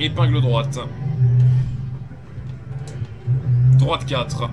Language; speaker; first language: French; native; French